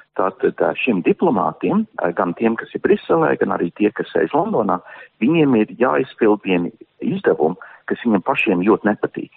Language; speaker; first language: Latvian; native; Latvian